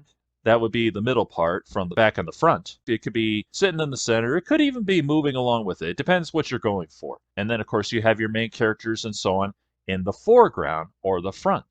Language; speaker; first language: English; native; English